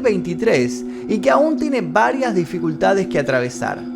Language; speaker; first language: Spanish; native; Spanish